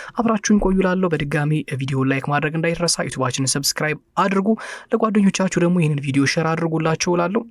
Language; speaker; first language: Amharic; native; Amharic